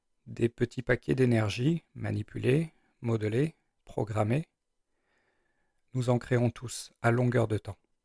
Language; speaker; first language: French; native; French